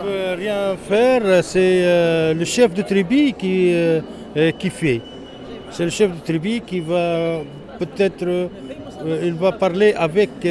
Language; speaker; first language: French; non-native, learner; Arabic